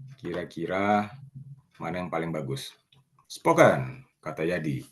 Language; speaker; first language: Indonesian; native; Indonesian